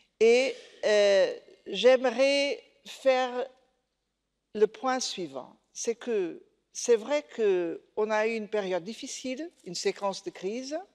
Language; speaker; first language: French; non-native, fluent; Portuguese